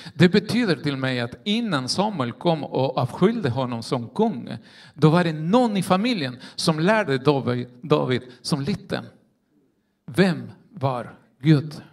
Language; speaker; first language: Swedish; non-native, fluent; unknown